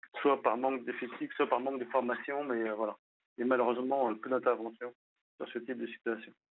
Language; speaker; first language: French; native; French